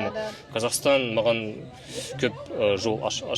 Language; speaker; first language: Kazakh; non-native, learner; Yakut